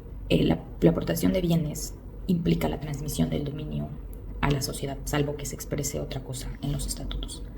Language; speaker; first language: Spanish; native; Spanish